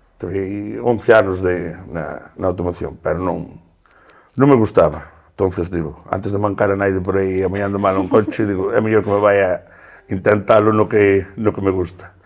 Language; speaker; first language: Galician; native; Galician